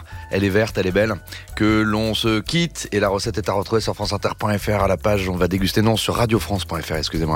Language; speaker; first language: French; native; French